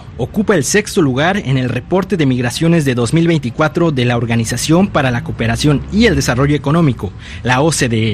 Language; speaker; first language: Spanish; native; Spanish